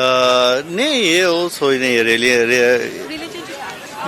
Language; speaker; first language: Hindi; non-native, learner; Bangla